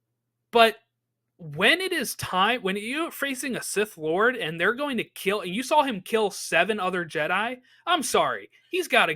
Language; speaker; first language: English; native; English